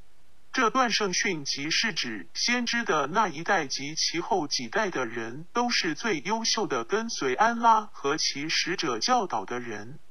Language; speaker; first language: Chinese; non-native, local second language; Cantonese